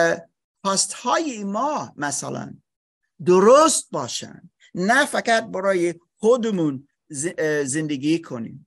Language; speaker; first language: Persian; non-native, fluent; English